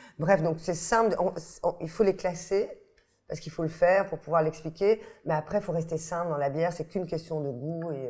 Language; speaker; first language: French; native; French